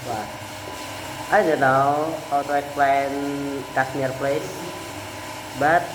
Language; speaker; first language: English; non-native, learner; Indonesian